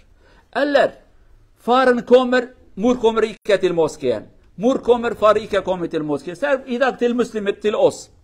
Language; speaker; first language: Swedish; non-native, learner; Kurdish